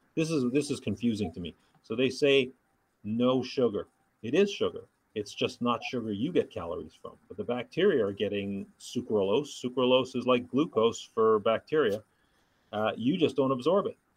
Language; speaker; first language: English; native; English